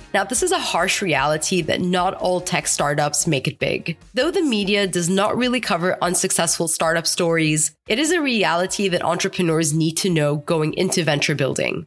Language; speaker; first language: English; non-native, fluent; Arabic